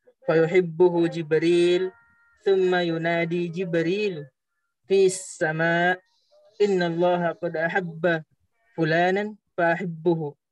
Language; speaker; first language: Arabic; non-native, learner; Indonesian